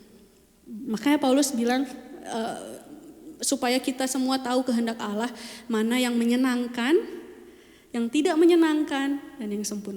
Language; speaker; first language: Indonesian; native; Indonesian